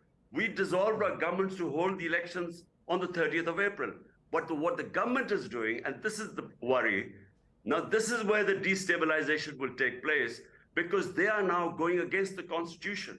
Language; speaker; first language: English; non-native, local second language; Urdu